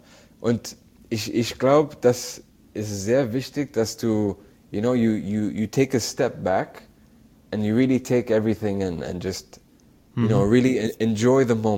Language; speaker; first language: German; non-native, learner; Arabic